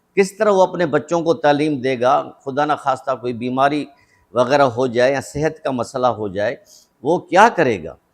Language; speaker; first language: Urdu; non-native, local second language; Sindhi